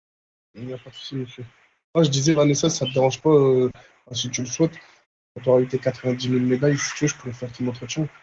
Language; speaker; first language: French; native; French